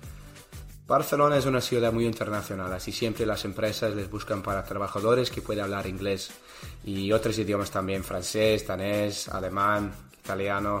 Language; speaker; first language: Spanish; non-native, learner; English